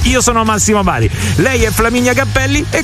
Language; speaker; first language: Italian; native; Italian